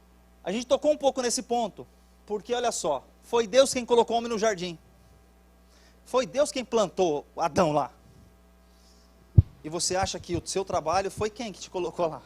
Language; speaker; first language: Portuguese; native; Portuguese